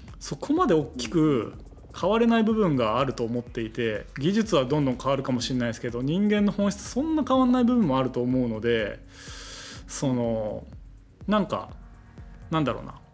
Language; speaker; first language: Japanese; native; Japanese